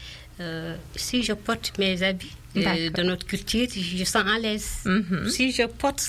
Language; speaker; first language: French; non-native, local second language; Fula